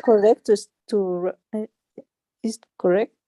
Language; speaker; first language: English; non-native, learner; Spanish